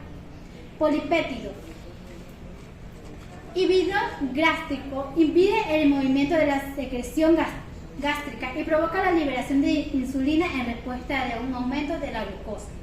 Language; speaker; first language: Spanish; native; Spanish